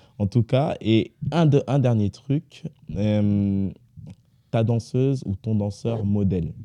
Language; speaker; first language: French; native; French